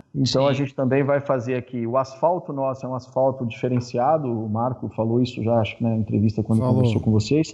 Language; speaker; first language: Portuguese; native; Portuguese